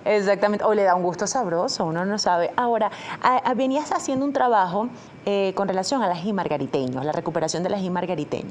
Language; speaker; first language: Spanish; native; Spanish